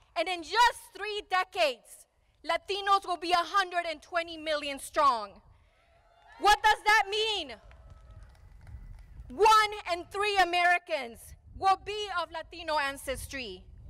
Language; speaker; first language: English; early bilingual, other home language; Spanish